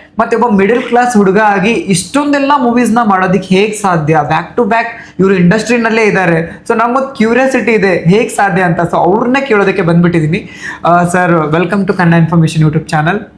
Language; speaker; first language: Kannada; native; Kannada